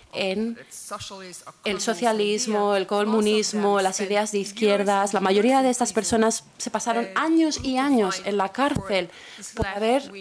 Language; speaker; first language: Spanish; non-native, fluent; Polish